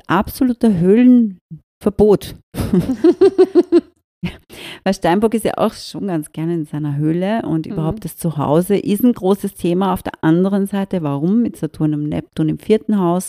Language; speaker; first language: German; native; German